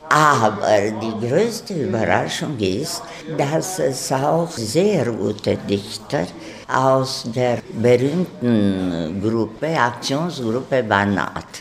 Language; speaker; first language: German; non-native, fluent; Romanian